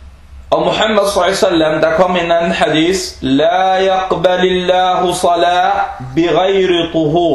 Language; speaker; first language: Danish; early bilingual, other home language; Arabic